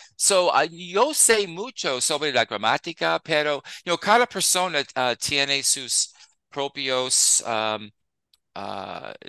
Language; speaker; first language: Spanish; non-native, fluent; English